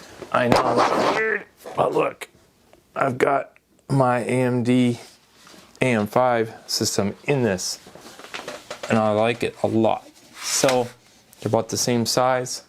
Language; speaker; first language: English; native; English